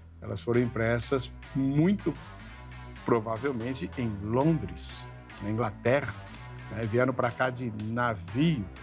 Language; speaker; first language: Portuguese; native; Portuguese